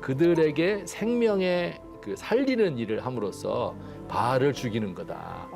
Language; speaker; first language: Korean; native; Korean